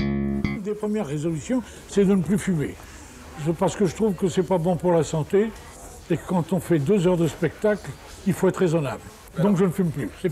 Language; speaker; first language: French; native; French